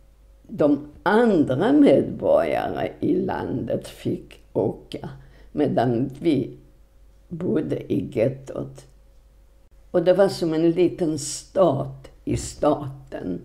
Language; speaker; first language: Swedish; non-native, fluent; Polish